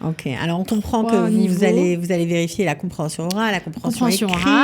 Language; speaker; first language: French; native; French